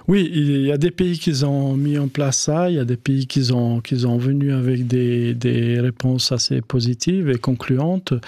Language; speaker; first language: French; non-native, fluent; Albanian